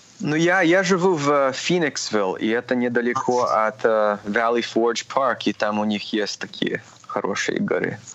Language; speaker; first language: Russian; early bilingual, heritage; Russian